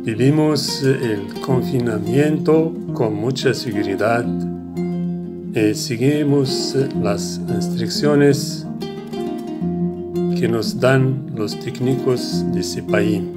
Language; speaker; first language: Spanish; non-native, learner; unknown